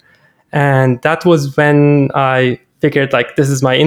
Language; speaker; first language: English; non-native, fluent; Persian